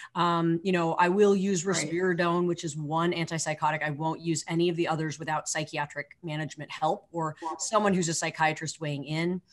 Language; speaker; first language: English; native; English